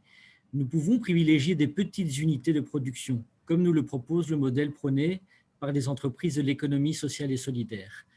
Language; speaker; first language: French; native; French